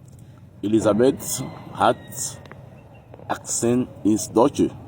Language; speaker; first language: German; non-native, learner; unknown